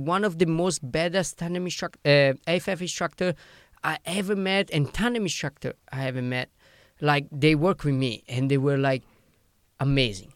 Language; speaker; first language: English; non-native, fluent; Italian